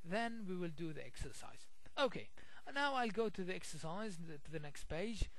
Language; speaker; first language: English; non-native, fluent; Arabic